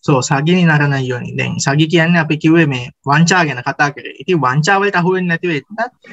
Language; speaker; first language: Japanese; non-native, fluent; Sinhala